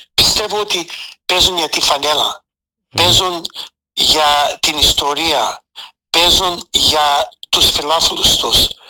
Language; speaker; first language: Greek; early bilingual, heritage; Greek